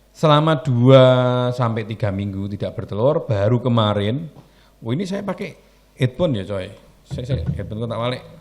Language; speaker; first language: Indonesian; native; Indonesian